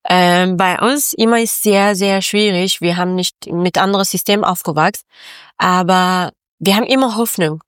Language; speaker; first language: German; non-native, learner; Persian